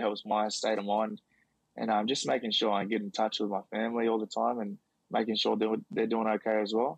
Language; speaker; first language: English; native; English